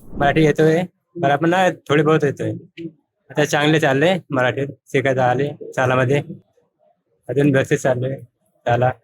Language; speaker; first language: Marathi; non-native, learner; Hindi